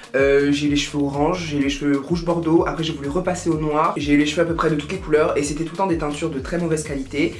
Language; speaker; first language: French; native; French